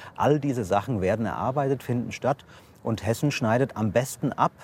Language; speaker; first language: German; native; German